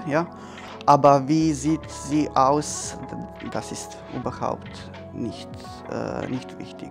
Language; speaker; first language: German; non-native, fluent; Serbian